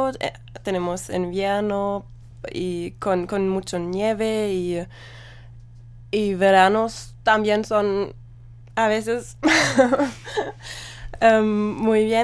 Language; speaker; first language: Spanish; non-native, learner; German